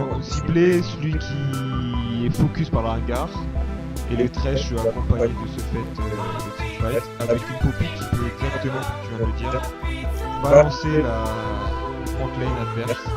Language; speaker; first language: French; native; French